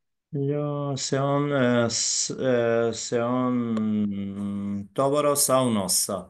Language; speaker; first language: Finnish; non-native, learner; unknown